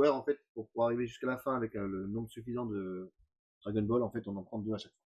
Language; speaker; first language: French; native; French